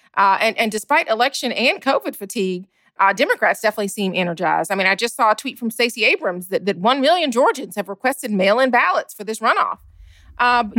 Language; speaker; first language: English; native; English